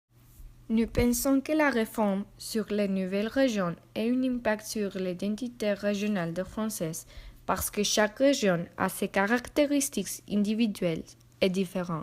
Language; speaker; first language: French; non-native, learner; Spanish